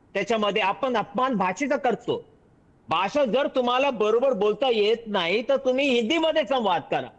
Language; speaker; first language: Marathi; non-native, local second language; Hindi